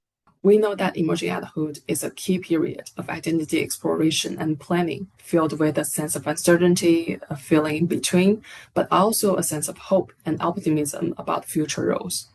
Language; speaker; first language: English; non-native, fluent; Chinese